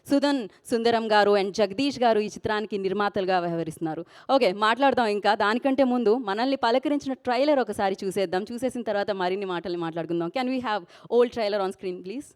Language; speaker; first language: Telugu; native; Telugu